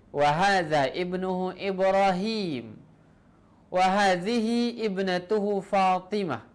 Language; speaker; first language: Arabic; non-native, fluent; Indonesian